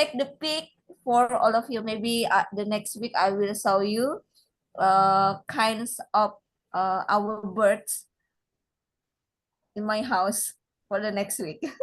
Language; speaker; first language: English; non-native, learner; Indonesian